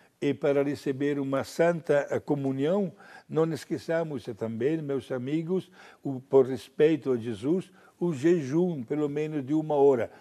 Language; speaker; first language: Portuguese; non-native, fluent; Italian